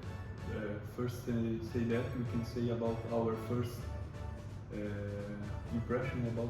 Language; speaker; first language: English; non-native, learner; Portuguese